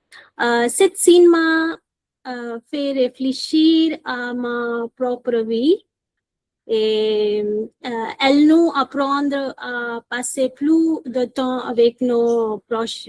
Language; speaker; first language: French; non-native, learner; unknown